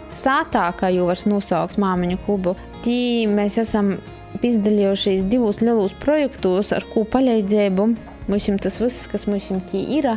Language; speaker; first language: Latvian; native; Latvian